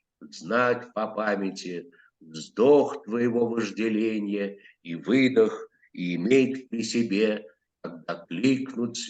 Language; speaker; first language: Russian; native; Russian